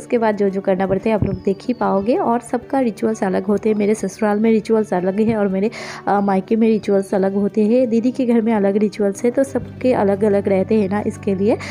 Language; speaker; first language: Hindi; non-native, local second language; Bangla